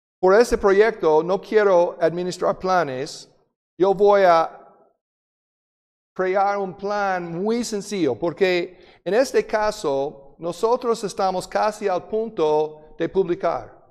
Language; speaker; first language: Spanish; non-native, fluent; English